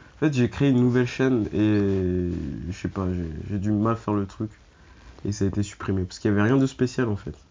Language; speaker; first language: French; native; French